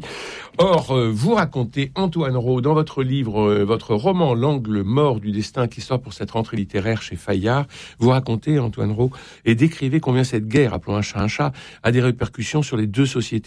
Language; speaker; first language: French; native; French